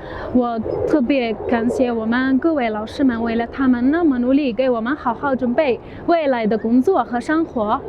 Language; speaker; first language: Chinese; non-native, learner; Arabic